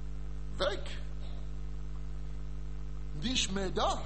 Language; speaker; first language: German; non-native, learner; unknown